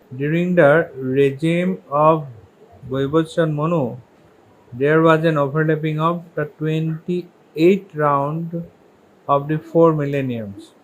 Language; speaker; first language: English; non-native, local second language; Assamese